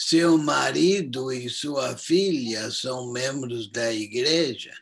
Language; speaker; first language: Portuguese; non-native, fluent; English